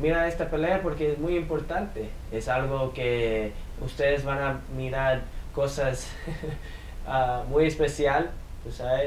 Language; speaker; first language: Spanish; early bilingual, heritage; English